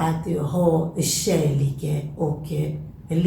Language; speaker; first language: Swedish; non-native, learner; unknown